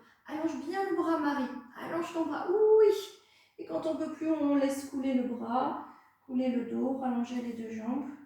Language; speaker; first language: French; native; French